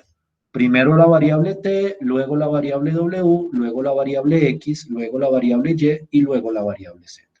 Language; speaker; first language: Spanish; native; Spanish